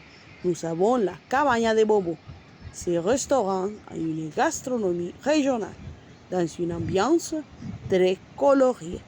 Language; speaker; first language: French; non-native, learner; Spanish